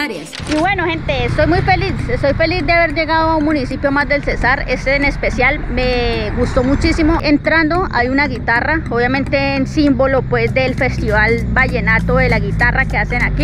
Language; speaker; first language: Spanish; native; Spanish